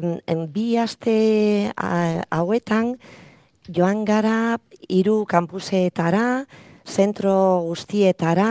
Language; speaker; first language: Basque; non-native, local second language; Spanish